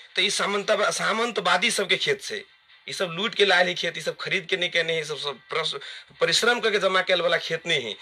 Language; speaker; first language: Maithili; native; Maithili